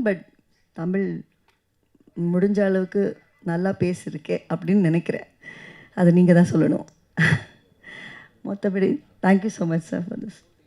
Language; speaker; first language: Tamil; non-native, fluent; Kannada